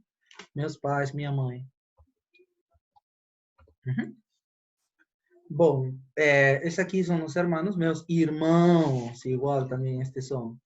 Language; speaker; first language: Portuguese; non-native, fluent; Spanish